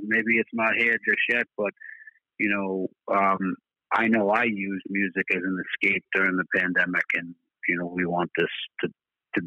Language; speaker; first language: English; native; English